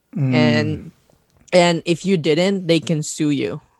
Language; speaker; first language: English; non-native, local second language; Cebuano